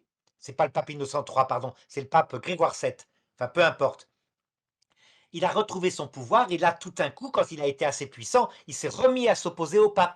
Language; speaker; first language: French; native; French